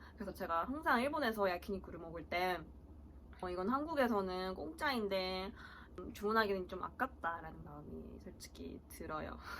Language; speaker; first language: Korean; early bilingual, heritage; Korean